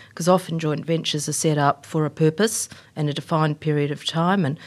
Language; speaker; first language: English; native; English